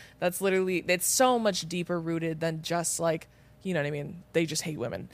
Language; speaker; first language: English; native; English